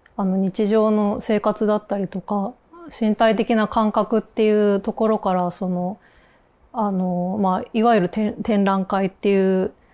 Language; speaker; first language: Japanese; native; Japanese